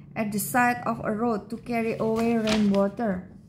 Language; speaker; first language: English; non-native, learner; Indonesian